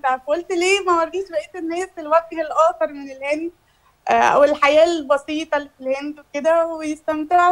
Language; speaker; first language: Arabic; native; Arabic